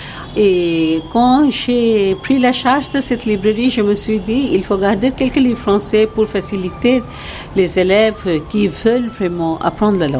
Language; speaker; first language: French; non-native, fluent; Bangla